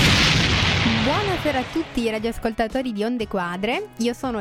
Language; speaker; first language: Italian; native; Italian